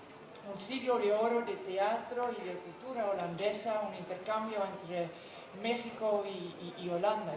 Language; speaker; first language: Spanish; non-native, fluent; Dutch